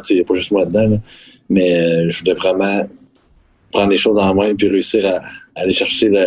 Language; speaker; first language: French; native; French